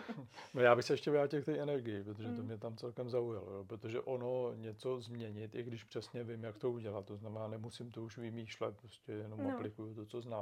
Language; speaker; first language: Czech; native; Czech